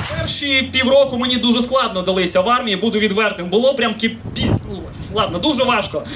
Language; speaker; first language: Ukrainian; non-native, local second language; Russian